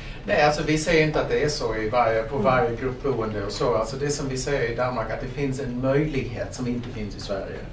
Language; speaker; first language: Swedish; non-native, fluent; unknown